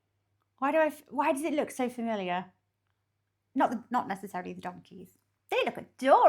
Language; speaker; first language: English; native; English